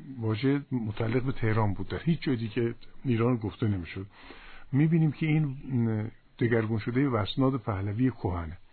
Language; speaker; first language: Persian; native; Persian